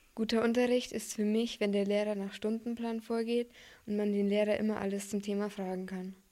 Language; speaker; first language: German; native; German